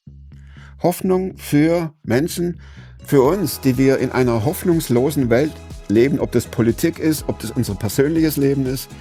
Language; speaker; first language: German; native; German